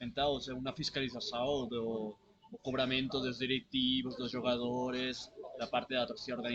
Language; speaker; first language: Portuguese; non-native, learner; Catalan